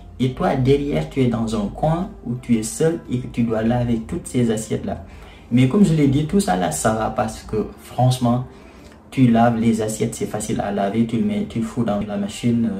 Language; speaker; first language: French; non-native, local second language; Wolof